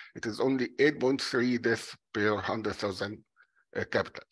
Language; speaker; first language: English; non-native, fluent; Arabic